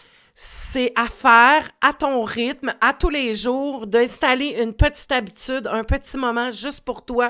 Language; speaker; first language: French; native; French